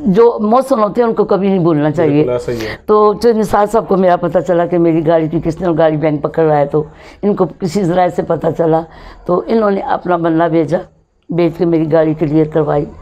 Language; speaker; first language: Urdu; non-native, local second language; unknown